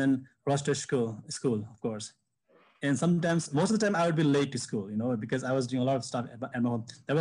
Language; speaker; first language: English; non-native, local second language; Sherpa